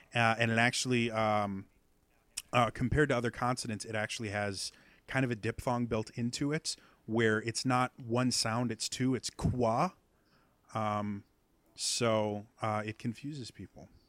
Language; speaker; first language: English; native; English